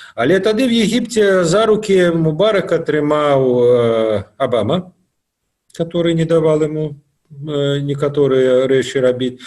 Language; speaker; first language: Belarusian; non-native, local second language; Russian